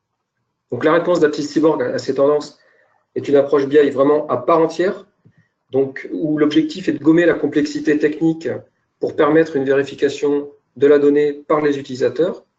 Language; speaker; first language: French; native; French